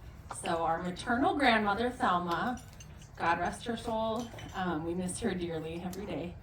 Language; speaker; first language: English; native; English